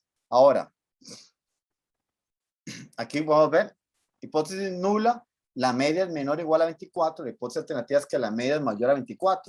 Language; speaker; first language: Spanish; native; Spanish